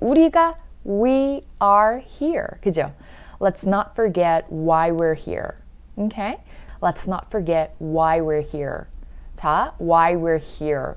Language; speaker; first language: English; early bilingual, other home language; Korean